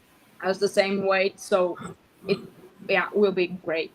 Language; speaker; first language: English; non-native, learner; Portuguese